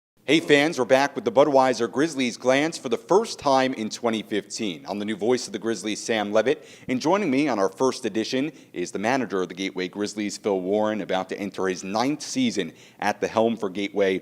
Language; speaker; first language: English; native; English